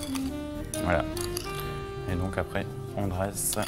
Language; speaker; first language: French; native; French